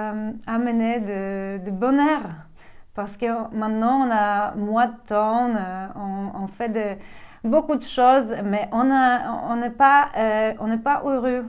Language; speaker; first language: French; non-native, fluent; Polish